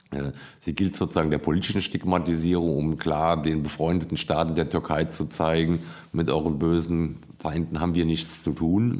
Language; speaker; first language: German; native; German